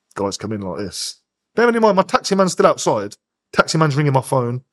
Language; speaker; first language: English; native; English